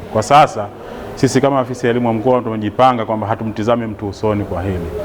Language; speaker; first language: Swahili; native; Swahili